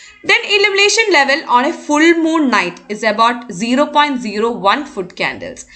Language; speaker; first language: English; non-native, local second language; Malayalam